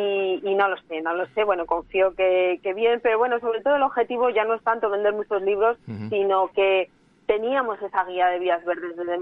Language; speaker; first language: Spanish; native; Spanish